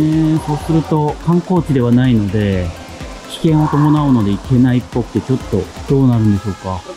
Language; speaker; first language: Japanese; native; Japanese